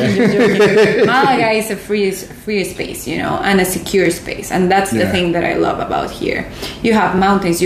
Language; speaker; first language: English; non-native, fluent; Spanish